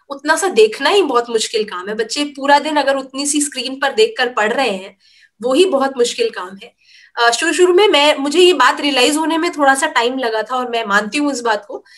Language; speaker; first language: Hindi; native; Hindi